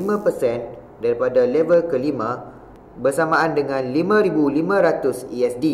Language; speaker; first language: Malay; native; Malay